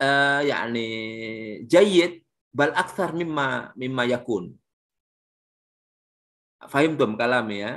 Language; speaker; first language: Arabic; non-native, fluent; Indonesian